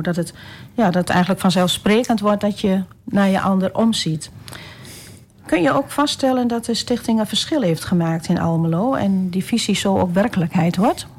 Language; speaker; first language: Dutch; native; Dutch